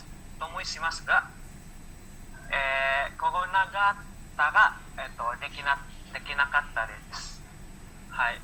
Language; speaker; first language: Japanese; non-native, learner; Indonesian